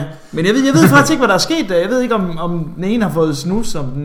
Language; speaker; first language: Danish; native; Danish